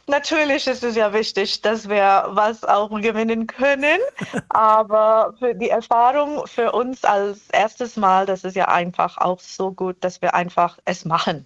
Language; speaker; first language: German; non-native, fluent; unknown